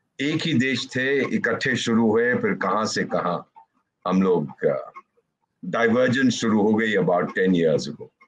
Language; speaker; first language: Hindi; native; Hindi